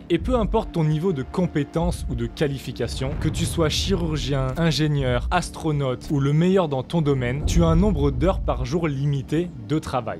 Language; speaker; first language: French; native; French